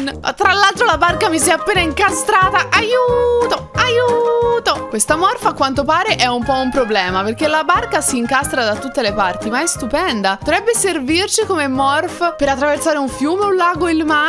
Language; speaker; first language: Italian; native; Italian